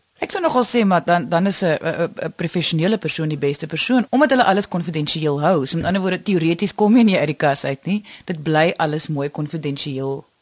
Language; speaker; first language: Afrikaans; native; Afrikaans